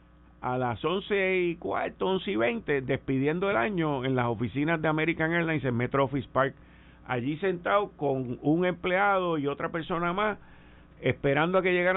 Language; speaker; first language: Spanish; native; Spanish